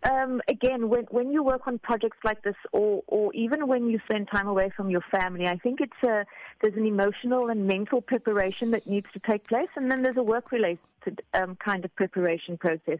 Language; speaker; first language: English; native; English